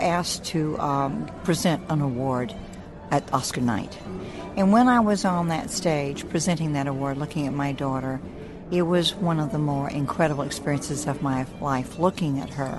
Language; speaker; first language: English; native; English